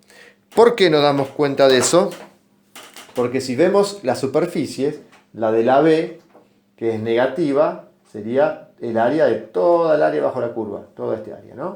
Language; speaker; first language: Spanish; native; Spanish